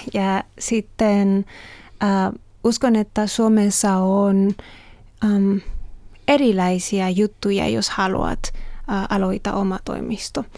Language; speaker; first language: Finnish; non-native, learner; Spanish